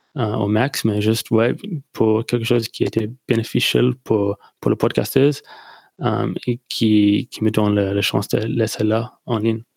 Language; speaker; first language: French; non-native, learner; English